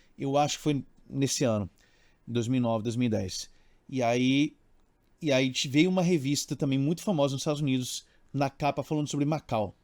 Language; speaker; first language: Portuguese; native; Portuguese